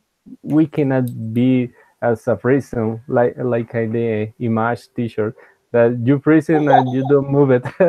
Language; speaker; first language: English; non-native, learner; Spanish